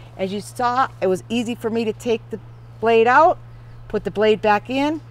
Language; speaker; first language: English; native; English